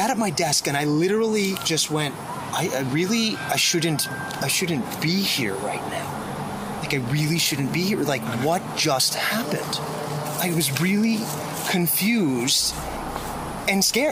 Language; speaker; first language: English; native; English